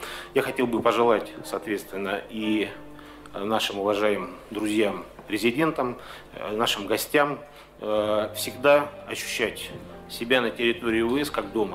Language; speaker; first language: Russian; native; Russian